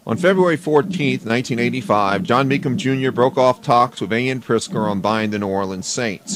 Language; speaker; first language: English; native; English